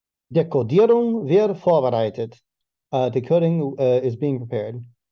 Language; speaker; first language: German; non-native, learner; English